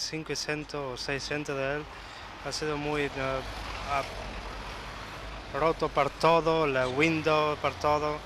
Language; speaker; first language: Spanish; non-native, learner; Italian